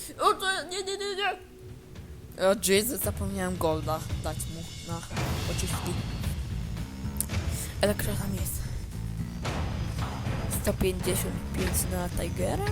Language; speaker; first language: Polish; native; Polish